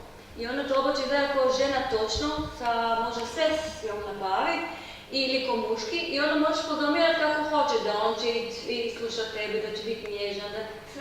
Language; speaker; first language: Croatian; non-native, learner; Hebrew